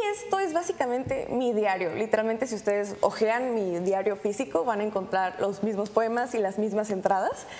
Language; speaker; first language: Spanish; native; Spanish